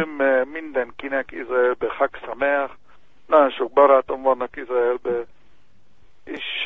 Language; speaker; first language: Hungarian; non-native, learner; Hebrew